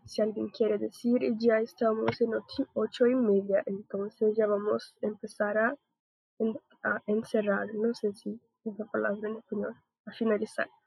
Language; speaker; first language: Spanish; non-native, learner; Portuguese